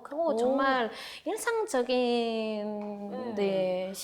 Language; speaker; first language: Korean; non-native, fluent; French